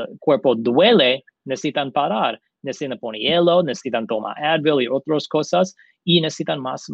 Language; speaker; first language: Spanish; non-native, learner; English